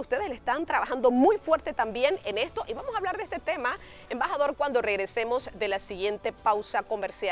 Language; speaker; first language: Spanish; native; Spanish